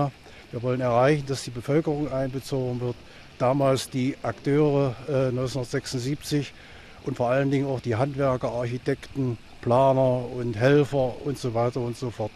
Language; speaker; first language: German; native; German